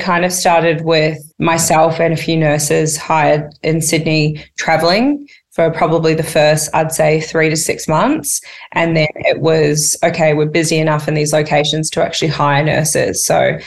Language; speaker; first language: English; native; English